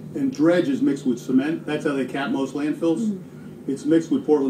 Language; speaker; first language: English; native; English